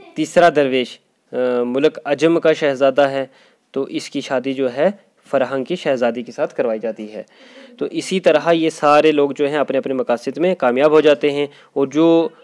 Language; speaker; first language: Urdu; non-native, local second language; Kashmiri